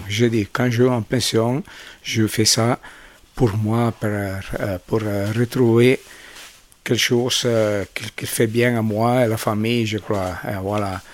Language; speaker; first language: French; non-native, fluent; Italian